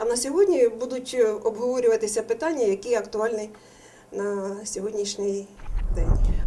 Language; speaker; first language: Ukrainian; native; Ukrainian